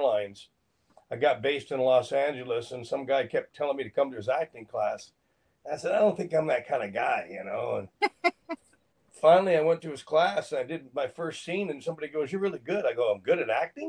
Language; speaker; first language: English; native; English